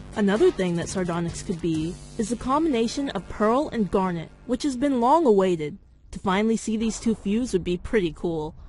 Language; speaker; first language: English; native; English